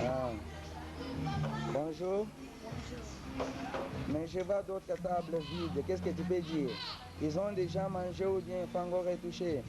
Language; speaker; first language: French; non-native, local second language; Swahili